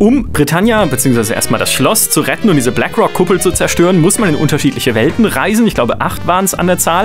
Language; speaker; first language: German; native; German